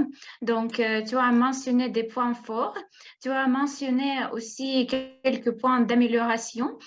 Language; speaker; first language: French; non-native, fluent; Russian